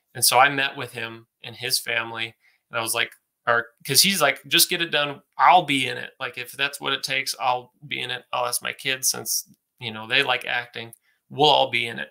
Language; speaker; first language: English; native; English